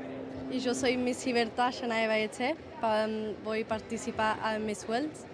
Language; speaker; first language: Spanish; non-native, learner; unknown